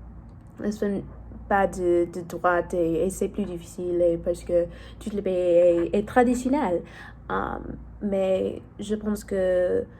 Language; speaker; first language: French; non-native, learner; English